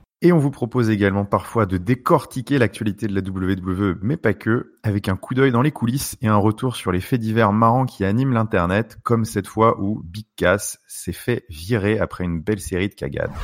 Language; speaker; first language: French; native; French